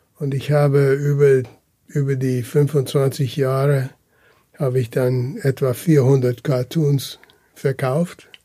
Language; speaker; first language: German; early bilingual, heritage; German